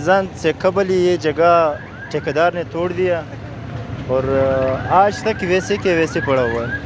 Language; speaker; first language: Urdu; non-native, local second language; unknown